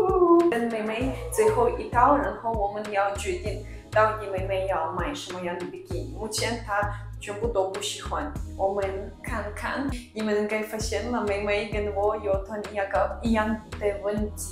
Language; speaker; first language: Chinese; non-native, fluent; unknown